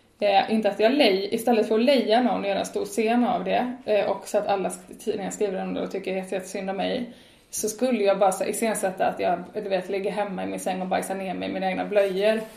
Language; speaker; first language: Swedish; native; Swedish